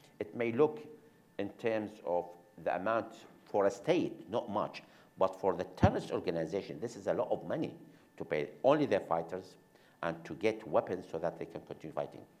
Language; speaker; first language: English; non-native, fluent; Arabic